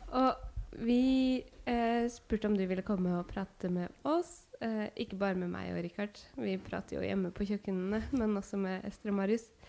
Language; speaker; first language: Norwegian; native; Norwegian